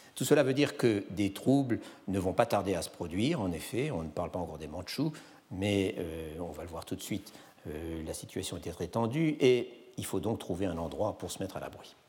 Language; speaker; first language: French; native; French